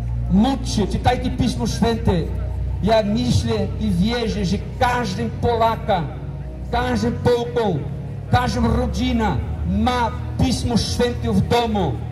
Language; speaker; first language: Polish; non-native, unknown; Portuguese